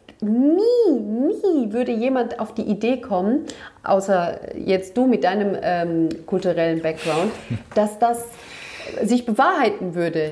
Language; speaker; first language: German; early bilingual, other home language; Turkish